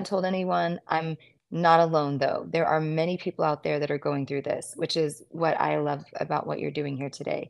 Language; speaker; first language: English; native; English